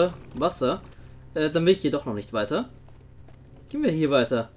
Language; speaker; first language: German; native; German